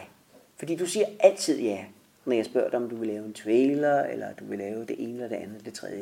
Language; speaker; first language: Danish; native; Danish